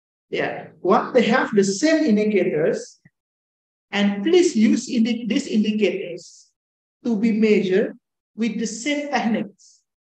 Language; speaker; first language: English; non-native, fluent; Indonesian